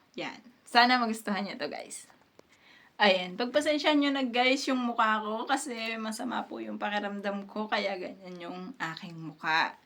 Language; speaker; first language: Filipino; native; Filipino